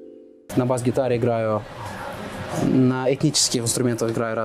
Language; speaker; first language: Russian; non-native, fluent; Azerbaijani